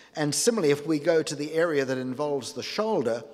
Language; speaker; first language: English; native; English